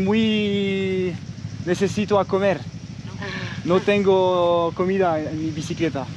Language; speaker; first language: Spanish; non-native, learner; French